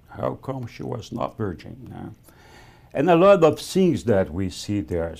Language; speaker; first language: English; non-native, fluent; Spanish